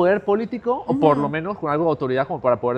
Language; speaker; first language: Spanish; native; Spanish